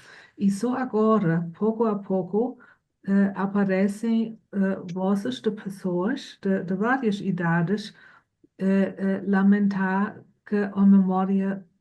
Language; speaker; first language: Portuguese; non-native, fluent; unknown